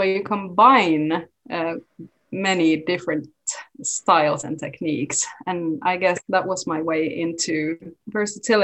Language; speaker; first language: English; non-native, fluent; Swedish